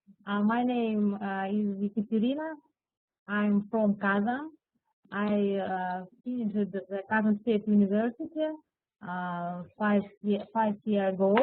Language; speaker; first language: English; non-native, learner; Russian